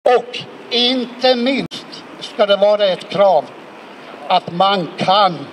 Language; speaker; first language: Swedish; non-native, fluent; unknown